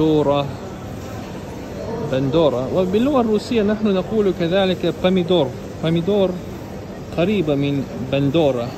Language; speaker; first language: Arabic; non-native, fluent; Russian